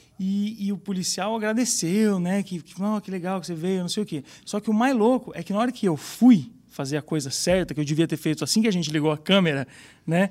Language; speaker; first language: Portuguese; native; Portuguese